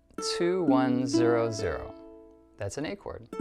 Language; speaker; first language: English; native; English